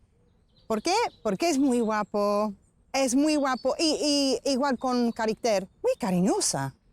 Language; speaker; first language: Spanish; non-native, learner; English